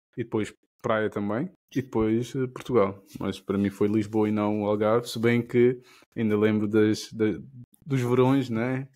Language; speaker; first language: Portuguese; non-native, local second language; Kabuverdianu